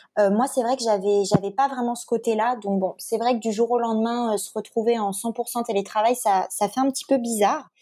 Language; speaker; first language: French; native; French